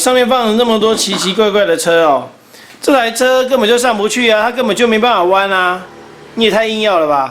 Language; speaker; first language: Chinese; native; Chinese